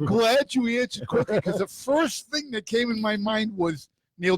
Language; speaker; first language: English; native; English